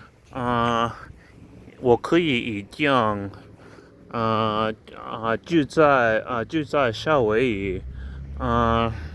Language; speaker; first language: Chinese; non-native, learner; English